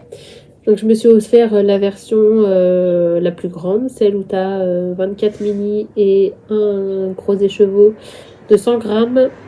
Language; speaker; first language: French; native; French